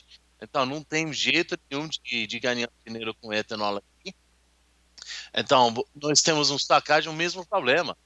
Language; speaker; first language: Portuguese; non-native, learner; English